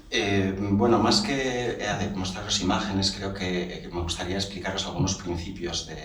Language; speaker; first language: Spanish; native; Spanish